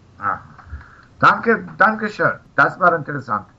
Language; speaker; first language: German; non-native, learner; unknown